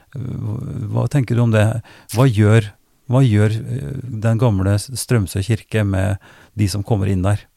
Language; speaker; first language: Norwegian; native; Norwegian